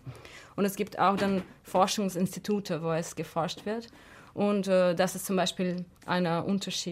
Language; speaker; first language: German; non-native, fluent; Russian